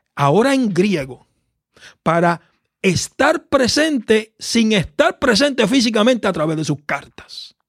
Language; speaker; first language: Spanish; native; Spanish